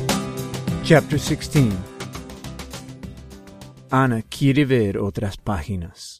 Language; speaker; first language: Spanish; non-native, fluent; English